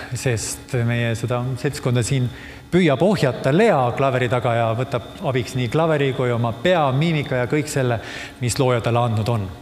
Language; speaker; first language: Estonian; native; Estonian